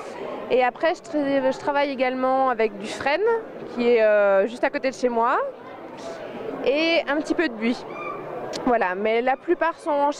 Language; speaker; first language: French; native; French